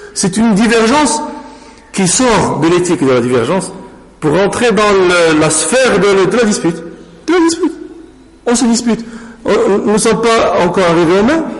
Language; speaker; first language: French; non-native, local second language; Arabic